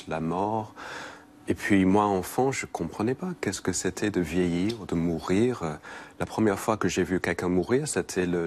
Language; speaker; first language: French; non-native, fluent; English